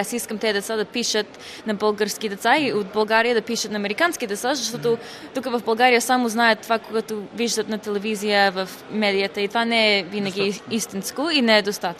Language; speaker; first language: Bulgarian; early bilingual, heritage; Bulgarian